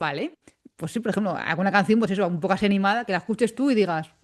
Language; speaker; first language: Spanish; native; Spanish